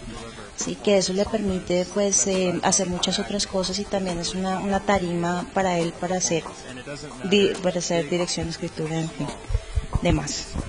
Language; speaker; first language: Spanish; native; Spanish